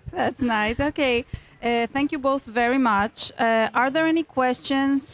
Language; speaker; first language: English; non-native, fluent; Greek